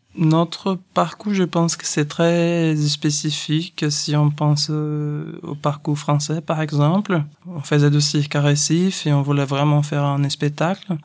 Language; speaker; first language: French; non-native, fluent; Portuguese